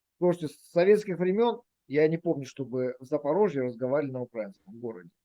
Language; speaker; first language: Russian; native; Russian